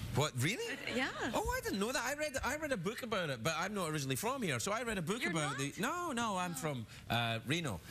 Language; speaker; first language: English; native; English